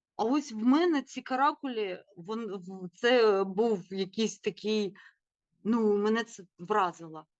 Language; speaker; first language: Ukrainian; non-native, fluent; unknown